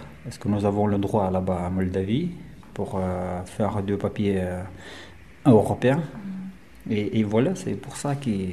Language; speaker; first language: French; non-native, learner; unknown